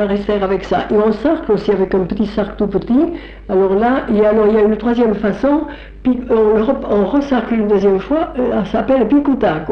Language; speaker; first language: French; native; French